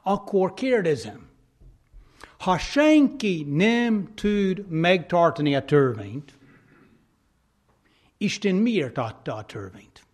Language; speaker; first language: Hungarian; non-native, fluent; English